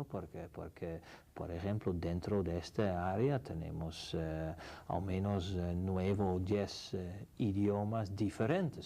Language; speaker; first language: Spanish; non-native, fluent; Dutch